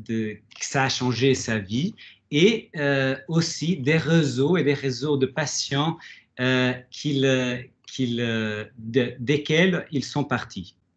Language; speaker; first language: French; non-native, fluent; Portuguese